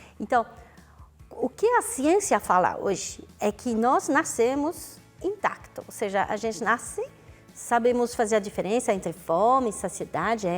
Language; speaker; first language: Portuguese; non-native, fluent; French